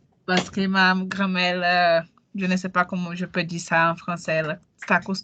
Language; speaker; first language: French; non-native, learner; Portuguese